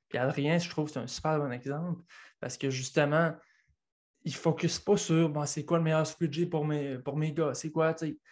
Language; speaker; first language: French; native; French